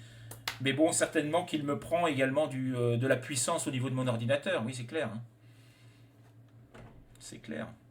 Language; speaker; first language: French; native; French